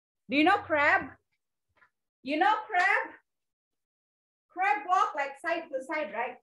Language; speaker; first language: English; non-native, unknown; Indonesian